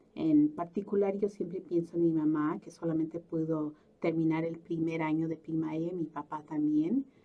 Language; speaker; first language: Spanish; early bilingual, heritage; Spanish